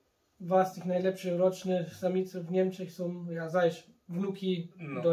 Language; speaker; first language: Polish; early bilingual, heritage; German